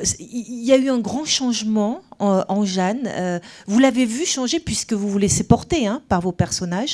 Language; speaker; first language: French; native; French